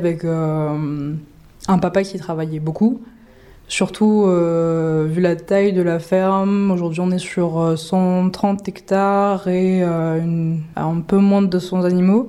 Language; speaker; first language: French; native; French